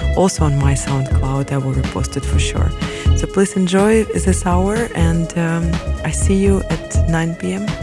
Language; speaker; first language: English; non-native, fluent; Ukrainian